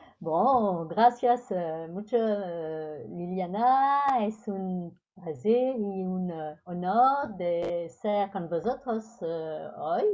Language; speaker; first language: Spanish; non-native, fluent; French